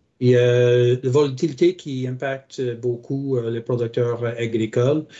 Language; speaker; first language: French; non-native, local second language; English